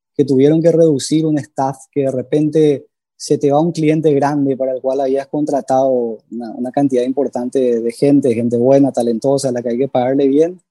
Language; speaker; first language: Spanish; native; Spanish